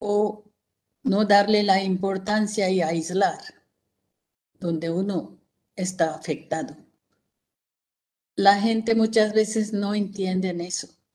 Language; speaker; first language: Spanish; non-native, fluent; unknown